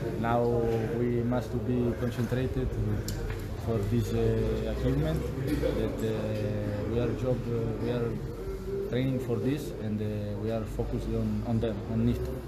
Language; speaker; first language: English; non-native, learner; Italian